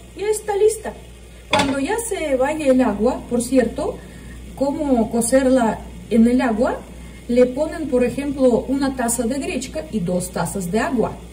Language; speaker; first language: Spanish; non-native, fluent; Russian